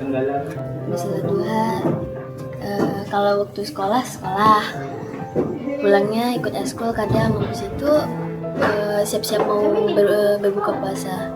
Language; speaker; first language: Indonesian; native; Indonesian